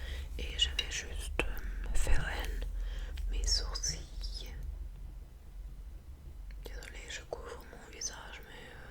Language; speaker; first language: French; non-native, fluent; English